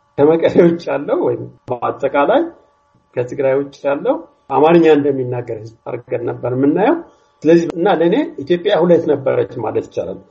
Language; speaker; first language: Amharic; non-native, local second language; Tigrinya